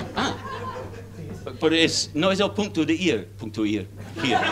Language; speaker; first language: Spanish; non-native, learner; English